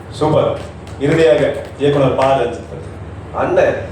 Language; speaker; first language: Tamil; native; Tamil